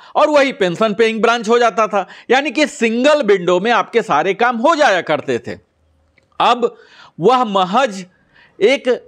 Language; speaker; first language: Hindi; native; Hindi